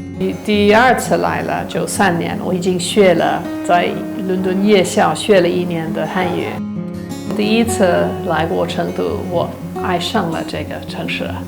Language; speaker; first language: Chinese; non-native, fluent; English